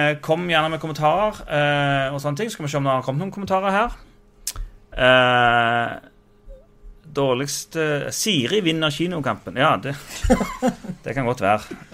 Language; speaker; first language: Norwegian; native; Norwegian